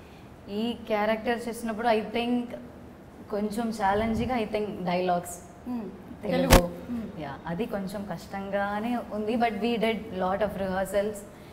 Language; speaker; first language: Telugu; non-native, learner; Malayalam